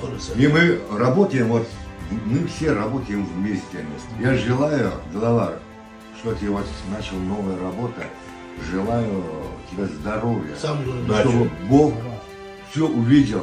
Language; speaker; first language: Russian; non-native, local second language; Tajik